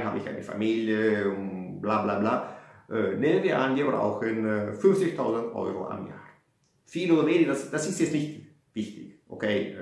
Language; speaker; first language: German; non-native, fluent; Italian